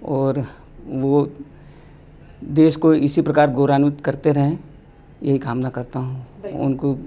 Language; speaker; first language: Hindi; native; Hindi